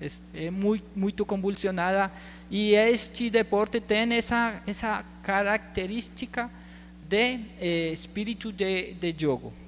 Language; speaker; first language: Portuguese; non-native, learner; Spanish